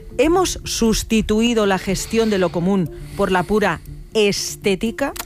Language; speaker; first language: Spanish; native; Spanish